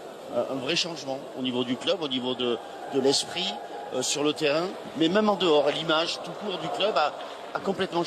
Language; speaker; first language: French; native; French